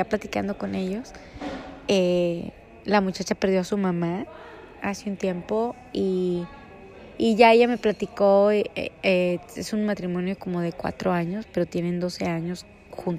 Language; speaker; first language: Spanish; native; Spanish